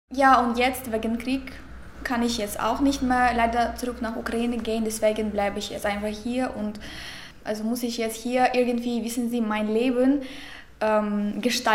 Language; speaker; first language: German; non-native, fluent; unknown